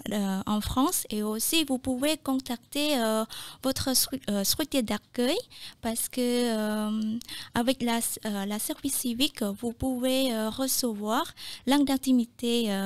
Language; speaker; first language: French; non-native, fluent; Khmer